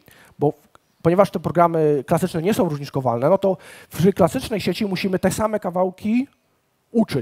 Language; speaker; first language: Polish; native; Polish